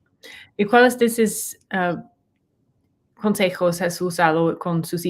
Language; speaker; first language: Spanish; non-native, learner; English